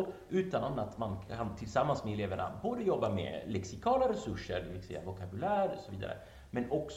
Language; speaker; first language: Swedish; non-native, fluent; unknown